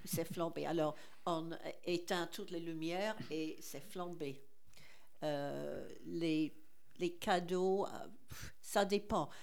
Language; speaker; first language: French; non-native, fluent; English